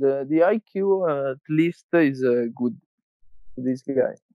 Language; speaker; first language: English; non-native, fluent; Italian